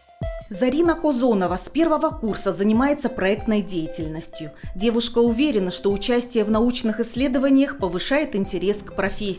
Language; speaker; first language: Russian; native; Russian